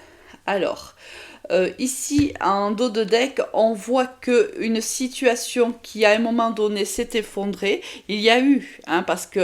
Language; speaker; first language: French; native; French